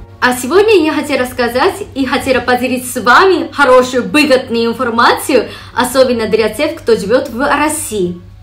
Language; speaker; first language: Russian; non-native, fluent; Japanese